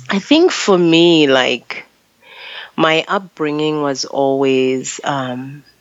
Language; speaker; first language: English; non-native, local second language; Tswana